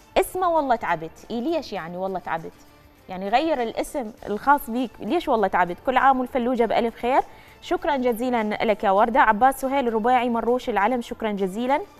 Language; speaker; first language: Arabic; native; Arabic